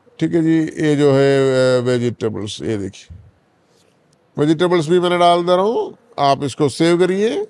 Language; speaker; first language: Hindi; non-native, local second language; Malayalam